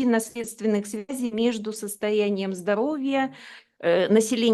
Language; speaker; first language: Russian; native; Russian